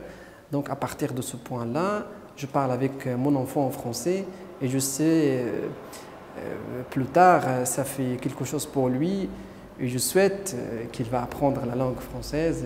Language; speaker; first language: French; non-native, fluent; Arabic